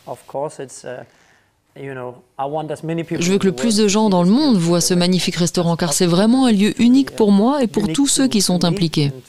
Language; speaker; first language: French; non-native, fluent; Danish